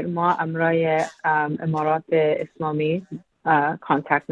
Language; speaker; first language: Persian; early bilingual, heritage; Persian